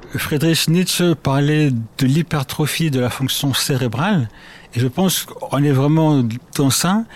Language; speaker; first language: French; early bilingual, other home language; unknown